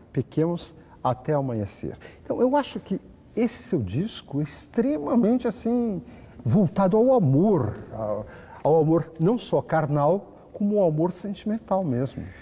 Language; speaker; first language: Portuguese; native; Portuguese